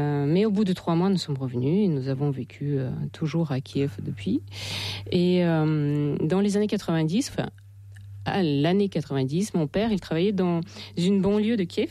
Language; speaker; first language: French; non-native, fluent; Russian